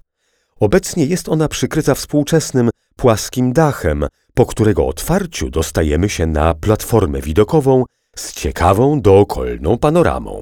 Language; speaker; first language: Polish; native; Polish